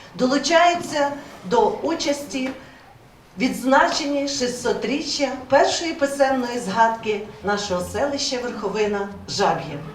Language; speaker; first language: Ukrainian; native; Ukrainian